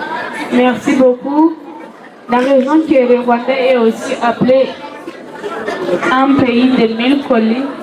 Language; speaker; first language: French; non-native, local second language; Kinyarwanda